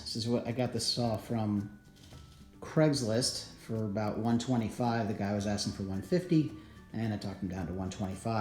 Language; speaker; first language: English; native; English